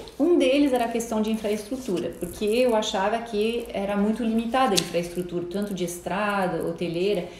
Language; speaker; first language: Portuguese; non-native, fluent; French